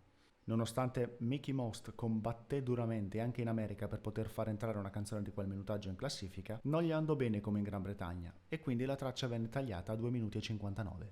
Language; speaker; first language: Italian; native; Italian